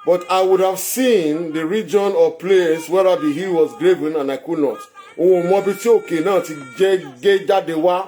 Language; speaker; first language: English; non-native, local second language; Yoruba